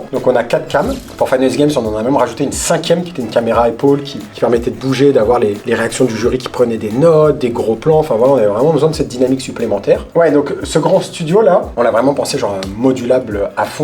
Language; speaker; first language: French; native; French